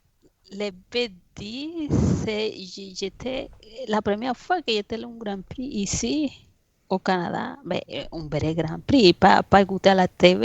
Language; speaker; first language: French; non-native, fluent; Spanish